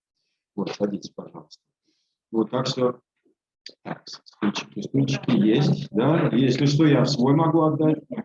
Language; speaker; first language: Russian; native; Russian